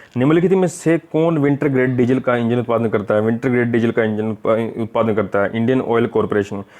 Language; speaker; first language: Hindi; native; Hindi